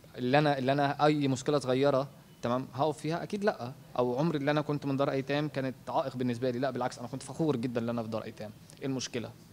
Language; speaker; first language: Arabic; native; Arabic